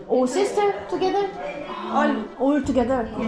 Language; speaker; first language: English; non-native, learner; Korean